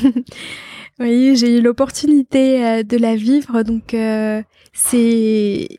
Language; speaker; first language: French; non-native, local second language; Arabic